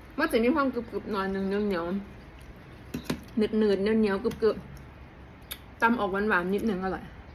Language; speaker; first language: Thai; native; Thai